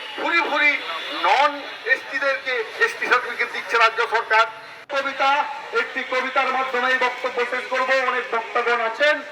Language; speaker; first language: Bangla; non-native, local second language; Santali